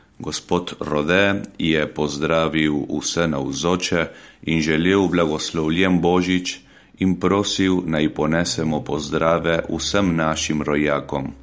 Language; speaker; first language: Slovenian; early bilingual, heritage; Slovenian